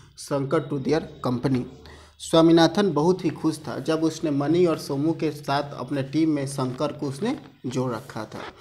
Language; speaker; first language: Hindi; native; Hindi